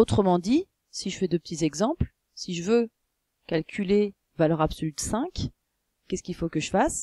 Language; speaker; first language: French; native; French